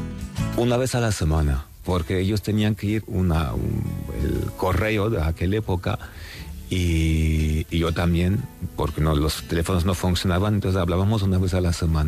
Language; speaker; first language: Spanish; non-native, fluent; Armenian